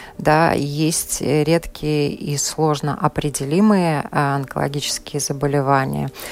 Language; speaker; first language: Russian; native; Russian